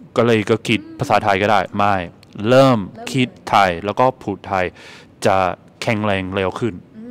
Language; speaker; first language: Thai; non-native, fluent; English